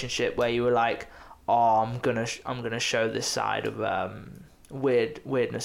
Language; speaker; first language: English; native; English